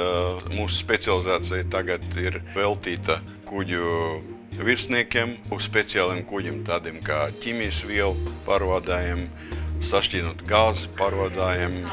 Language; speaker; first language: Latvian; non-native, local second language; Russian